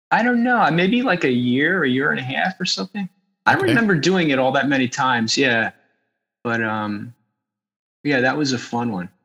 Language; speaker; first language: English; native; English